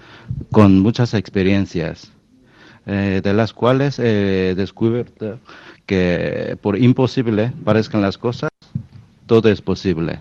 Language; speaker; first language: Spanish; non-native, fluent; Korean